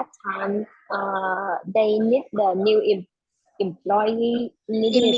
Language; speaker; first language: English; non-native, learner; Vietnamese